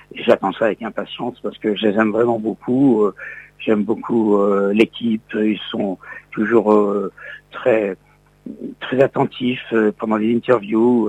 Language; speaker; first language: French; native; French